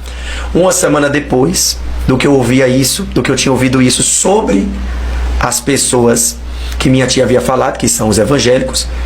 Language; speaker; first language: Portuguese; native; Portuguese